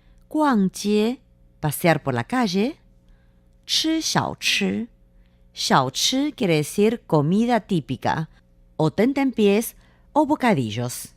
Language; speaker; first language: Spanish; non-native, fluent; Chinese